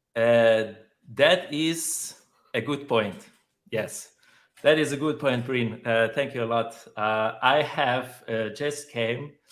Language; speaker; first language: English; non-native, fluent; Slovenian